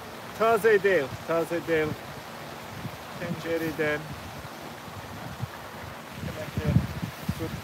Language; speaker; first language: Turkish; non-native, learner; English